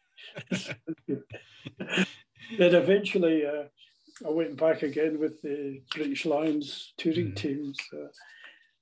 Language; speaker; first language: English; native; English